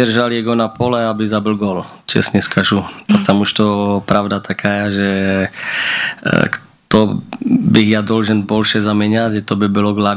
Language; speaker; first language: Russian; non-native, learner; Slovak